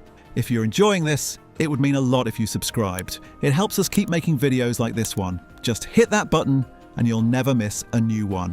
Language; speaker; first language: English; native; English